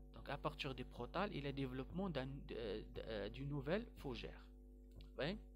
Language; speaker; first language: French; non-native, local second language; Arabic